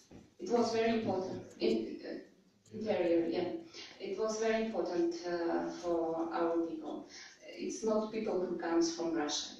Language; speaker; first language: English; non-native, learner; Russian